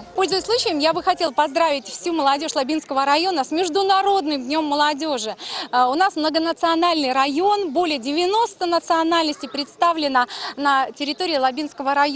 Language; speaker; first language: Russian; native; Russian